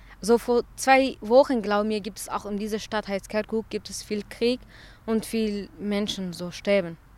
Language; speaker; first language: German; non-native, learner; Central Kurdish